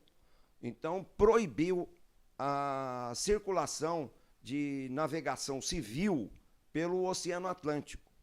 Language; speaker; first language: Portuguese; early bilingual, other home language; Arabic